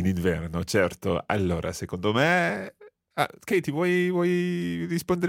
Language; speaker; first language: Italian; non-native, fluent; English